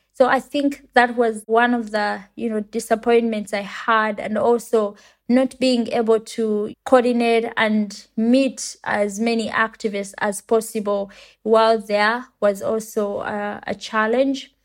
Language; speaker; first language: English; non-native, local second language; Ganda